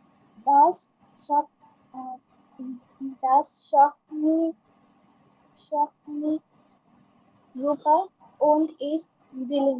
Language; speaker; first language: German; non-native, learner; Bangla